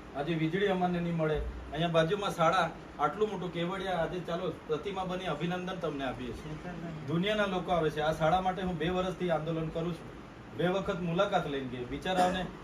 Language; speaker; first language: Gujarati; non-native, local second language; Vasavi